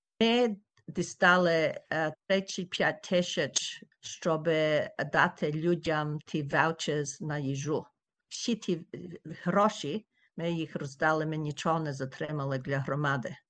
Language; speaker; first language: Ukrainian; early bilingual, heritage; Ukrainian